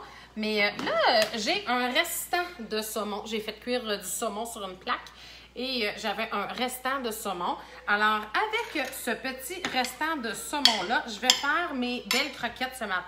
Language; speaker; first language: French; native; French